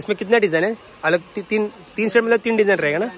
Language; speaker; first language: Hindi; non-native, local second language; Marathi